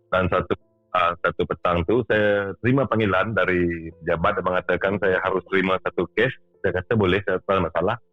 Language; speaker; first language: Malay; native; Malay